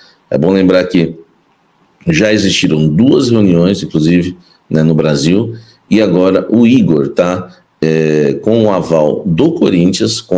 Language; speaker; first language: Portuguese; native; Portuguese